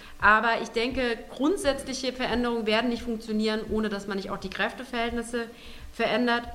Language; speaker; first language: German; native; German